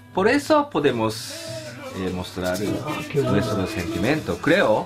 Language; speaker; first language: Spanish; non-native, learner; Japanese